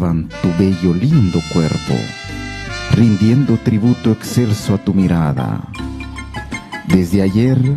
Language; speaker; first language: Spanish; native; Spanish